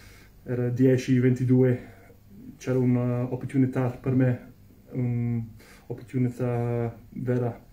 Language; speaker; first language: Italian; non-native, fluent; Spanish